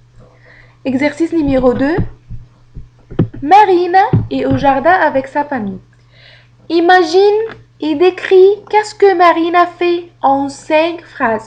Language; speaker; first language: French; non-native, fluent; Arabic